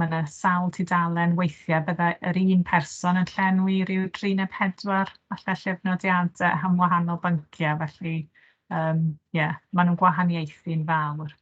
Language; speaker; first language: Welsh; native; Welsh